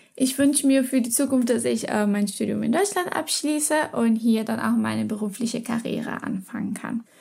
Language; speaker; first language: German; non-native, fluent; Portuguese